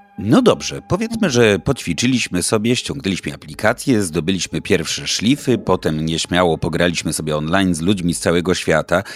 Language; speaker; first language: Polish; native; Polish